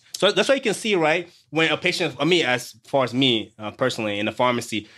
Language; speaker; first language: English; native; English